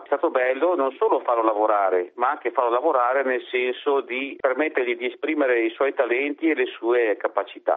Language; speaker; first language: Italian; native; Italian